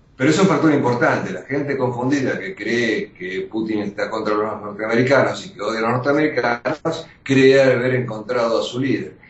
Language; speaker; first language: Spanish; early bilingual, other home language; Russian